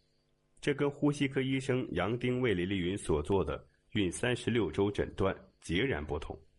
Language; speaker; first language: Chinese; native; Chinese